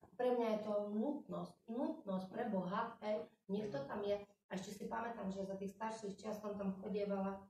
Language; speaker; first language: Slovak; native; Slovak